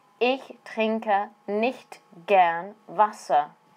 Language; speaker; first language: German; non-native, fluent; English